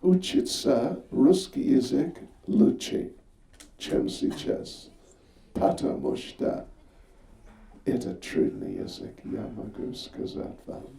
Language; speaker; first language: Russian; non-native, learner; English